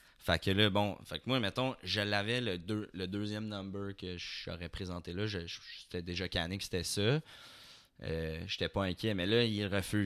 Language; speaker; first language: French; native; French